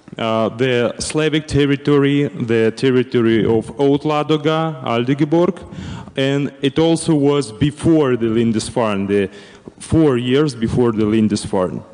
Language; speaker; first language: English; non-native, fluent; Russian